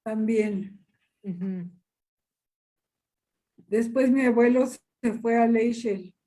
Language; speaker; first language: Spanish; early bilingual, other home language; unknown